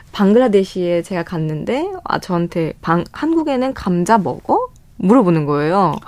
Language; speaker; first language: Korean; early bilingual, other home language; Bangla